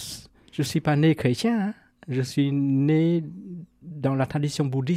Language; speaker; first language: French; non-native, fluent; Vietnamese